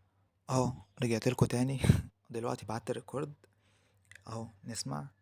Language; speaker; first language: Arabic; native; Arabic